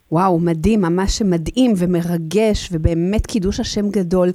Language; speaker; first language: Hebrew; native; Hebrew